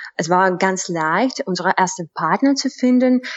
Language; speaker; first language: German; non-native, fluent; Russian